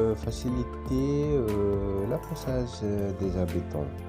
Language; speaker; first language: French; non-native, fluent; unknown